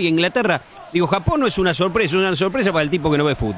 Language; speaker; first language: Spanish; native; Spanish